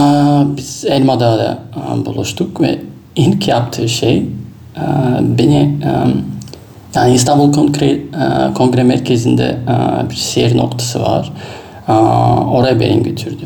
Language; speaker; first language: Turkish; non-native, fluent; Russian